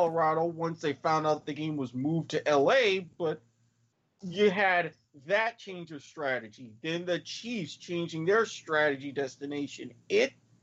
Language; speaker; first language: English; native; English